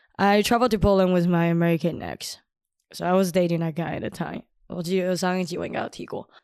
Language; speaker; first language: English; non-native, fluent; Chinese